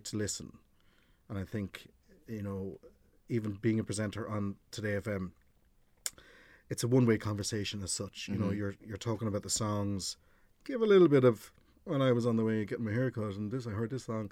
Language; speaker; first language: English; native; English